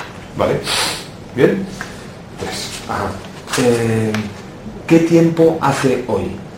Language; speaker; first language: Spanish; native; Spanish